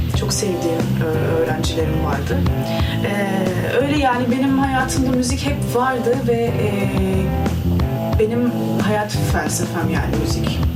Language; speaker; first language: Turkish; early bilingual, heritage; Turkish